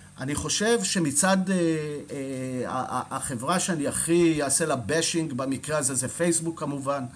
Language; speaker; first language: Hebrew; native; Hebrew